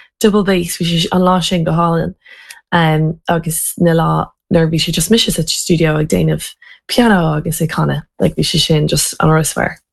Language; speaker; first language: Irish; non-native, local second language; English